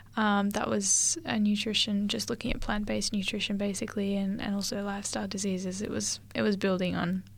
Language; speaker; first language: English; native; English